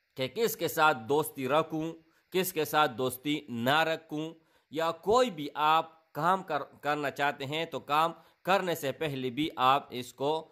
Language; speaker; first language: Urdu; non-native, local second language; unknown